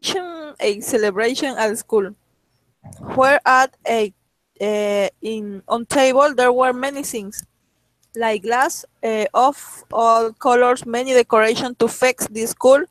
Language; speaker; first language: English; non-native, learner; Spanish